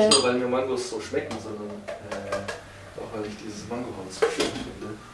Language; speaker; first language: German; early bilingual, heritage; German